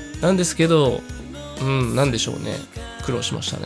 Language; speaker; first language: Japanese; native; Japanese